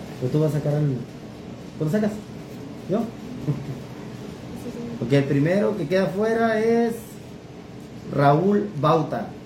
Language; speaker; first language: Spanish; native; Spanish